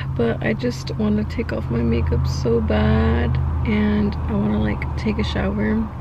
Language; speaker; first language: English; early bilingual, other home language; Spanish